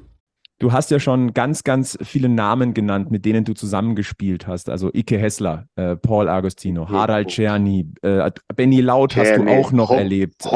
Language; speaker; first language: German; native; German